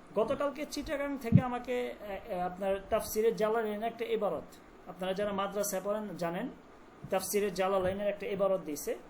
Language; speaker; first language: Bangla; native; Bangla